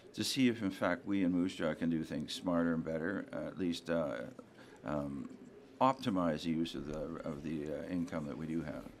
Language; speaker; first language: English; native; English